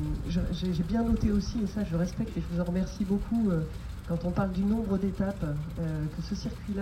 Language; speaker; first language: French; native; French